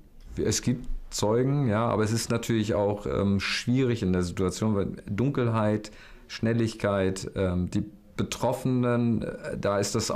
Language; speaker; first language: German; native; German